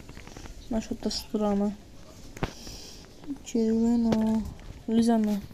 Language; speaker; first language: Bulgarian; early bilingual, heritage; Bulgarian